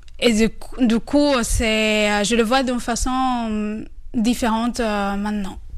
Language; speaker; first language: French; non-native, fluent; Spanish